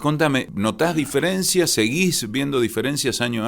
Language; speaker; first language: Spanish; native; Spanish